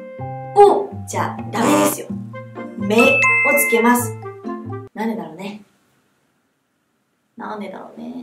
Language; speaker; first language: Japanese; non-native, fluent; Chinese